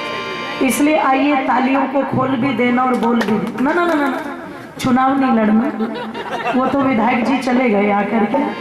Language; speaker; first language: Hindi; native; Hindi